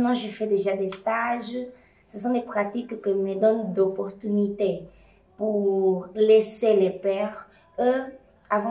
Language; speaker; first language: French; non-native, fluent; Portuguese